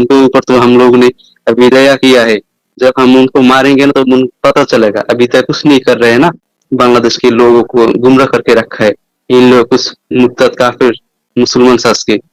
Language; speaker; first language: Hindi; non-native, fluent; Bangla